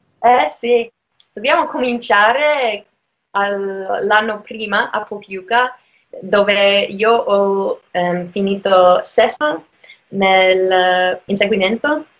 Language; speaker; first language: Italian; non-native, fluent; English